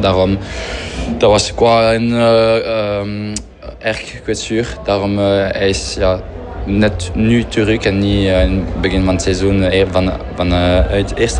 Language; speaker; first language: Dutch; non-native, fluent; French